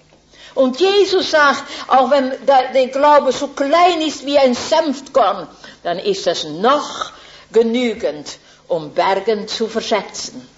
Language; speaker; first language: German; non-native, fluent; Dutch